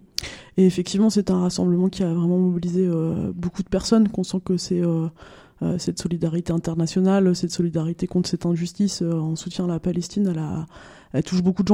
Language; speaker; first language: French; native; French